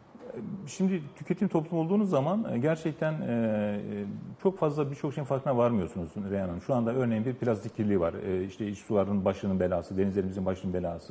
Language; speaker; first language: Turkish; native; Turkish